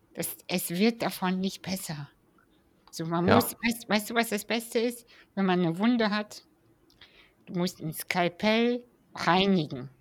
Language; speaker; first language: German; early bilingual, other home language; Russian